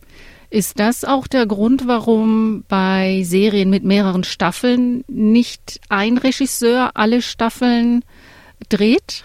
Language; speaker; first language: German; native; German